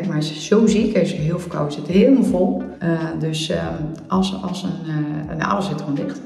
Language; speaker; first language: Dutch; native; Dutch